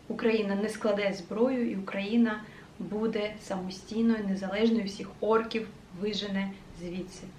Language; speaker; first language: Ukrainian; native; Ukrainian